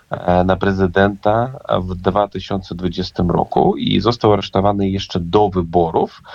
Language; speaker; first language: Polish; non-native, fluent; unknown